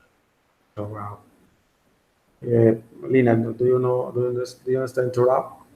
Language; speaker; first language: English; non-native, learner; Spanish